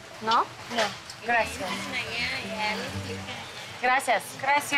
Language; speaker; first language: Spanish; non-native, learner; Romanian